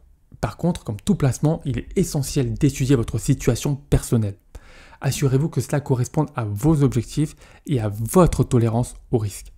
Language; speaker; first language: French; native; French